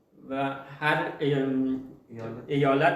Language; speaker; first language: Persian; early bilingual, heritage; Persian